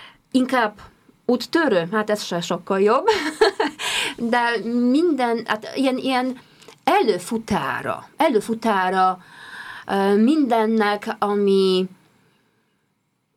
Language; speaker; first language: Hungarian; non-native, fluent; Polish